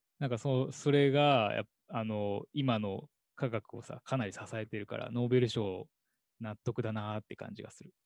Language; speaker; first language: Japanese; native; Japanese